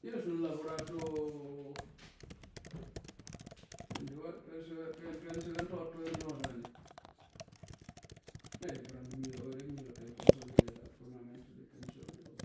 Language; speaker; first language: Italian; non-native, learner; Punjabi